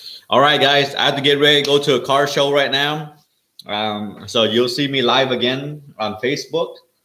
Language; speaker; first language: English; early bilingual, other home language; Vietnamese